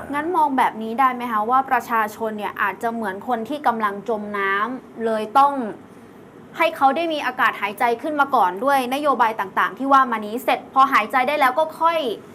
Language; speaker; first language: Thai; native; Thai